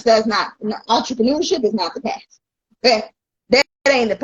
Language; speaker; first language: English; native; English